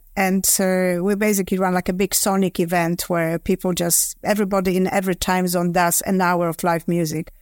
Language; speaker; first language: English; non-native, fluent; Polish